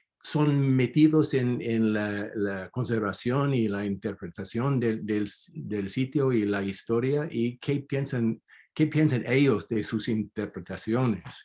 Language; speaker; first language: Spanish; non-native, fluent; English